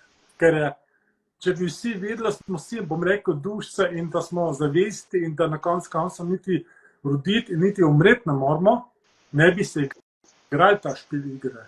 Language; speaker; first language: Slovenian; early bilingual, heritage; Slovenian